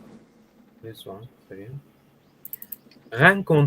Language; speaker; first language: French; non-native, fluent; Spanish